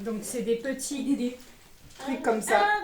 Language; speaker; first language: French; native; French